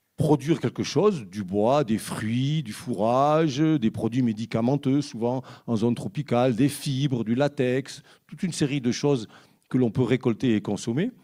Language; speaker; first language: French; native; French